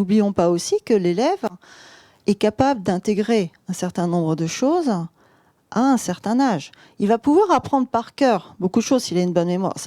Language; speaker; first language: French; native; French